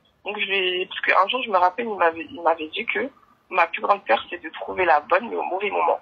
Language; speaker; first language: French; native; French